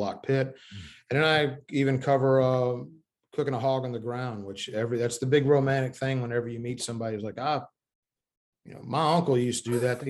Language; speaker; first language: English; native; English